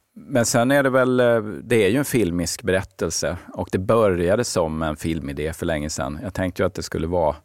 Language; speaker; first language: Swedish; native; Swedish